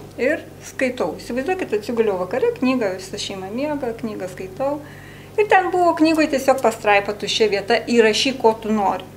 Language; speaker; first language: Lithuanian; native; Lithuanian